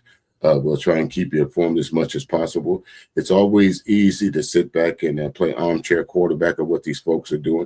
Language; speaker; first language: English; native; English